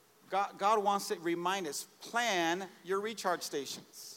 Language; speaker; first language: English; non-native, fluent; Portuguese